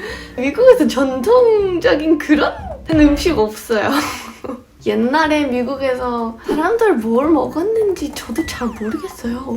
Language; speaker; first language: Korean; non-native, fluent; English